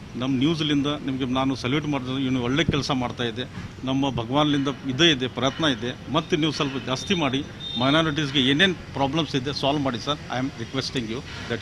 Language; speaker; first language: Kannada; non-native, local second language; Urdu